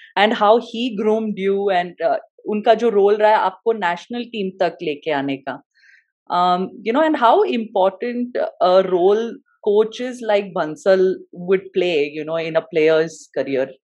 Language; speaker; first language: English; non-native, local second language; Hindi